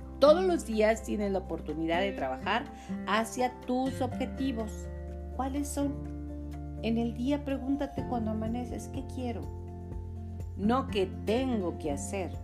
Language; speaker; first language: Spanish; native; Spanish